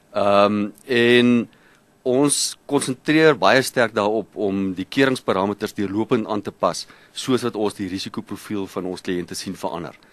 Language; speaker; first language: Afrikaans; native; Afrikaans